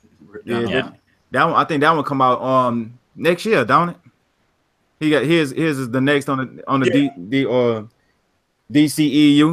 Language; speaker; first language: English; native; English